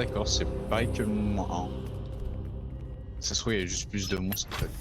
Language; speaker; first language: French; native; French